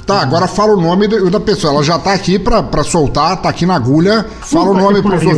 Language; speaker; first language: Portuguese; native; Portuguese